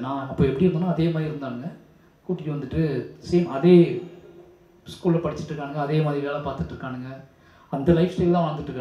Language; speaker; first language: Tamil; native; Tamil